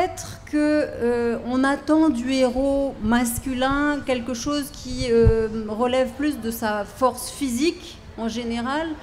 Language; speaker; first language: French; native; French